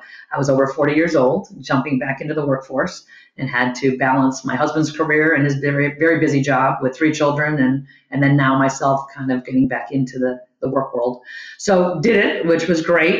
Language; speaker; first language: English; native; English